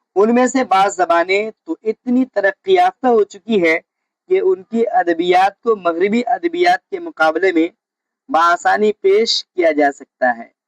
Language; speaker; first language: Urdu; native; Urdu